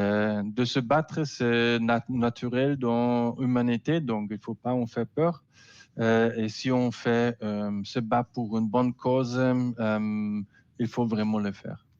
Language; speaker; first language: French; non-native, learner; German